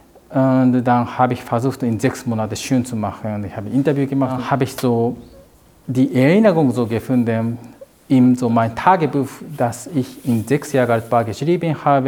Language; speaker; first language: German; non-native, learner; Japanese